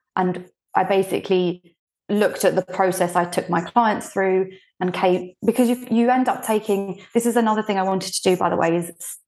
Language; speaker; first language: English; early bilingual, other home language; Bulgarian